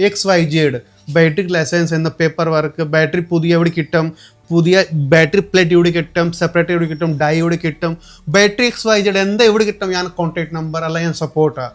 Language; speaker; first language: Malayalam; non-native, learner; Hindi